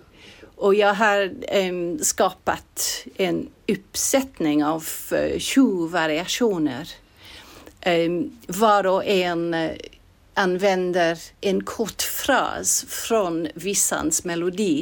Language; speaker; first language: Swedish; non-native, fluent; English